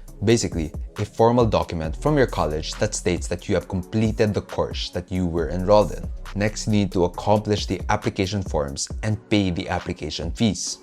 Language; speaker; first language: English; non-native, local second language; Filipino